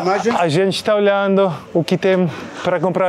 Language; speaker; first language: Portuguese; non-native, learner; Bosnian